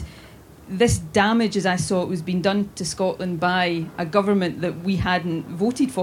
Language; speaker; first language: English; native; English